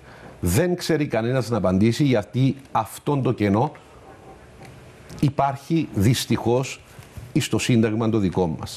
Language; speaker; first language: Greek; native; Greek